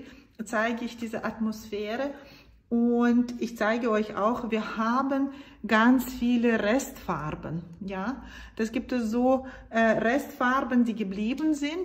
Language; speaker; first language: German; non-native, fluent; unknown